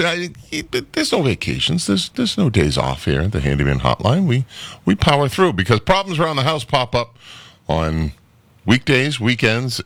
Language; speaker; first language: English; native; English